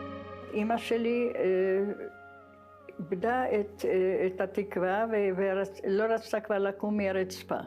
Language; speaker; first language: Hebrew; non-native, fluent; Czech